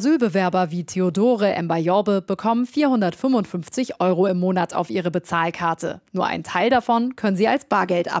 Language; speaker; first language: German; native; German